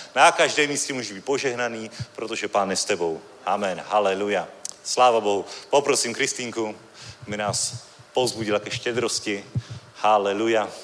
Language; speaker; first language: Czech; native; Czech